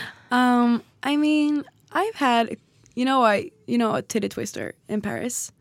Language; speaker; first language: English; non-native, fluent; Swedish